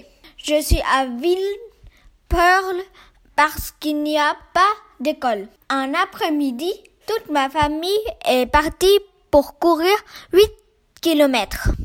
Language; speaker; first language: French; non-native, learner; Vietnamese